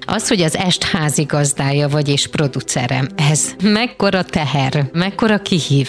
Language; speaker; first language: Hungarian; native; Hungarian